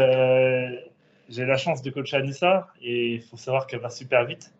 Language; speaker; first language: French; native; French